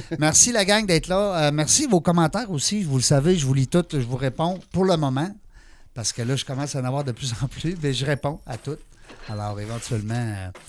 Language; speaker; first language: French; native; French